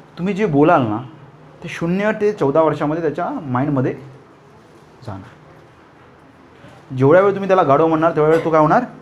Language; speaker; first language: Marathi; native; Marathi